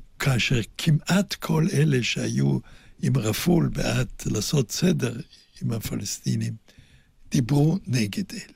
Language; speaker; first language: Hebrew; non-native, fluent; German